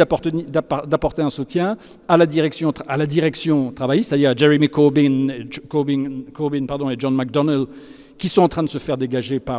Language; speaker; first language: French; native; French